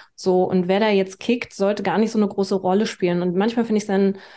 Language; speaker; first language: German; native; German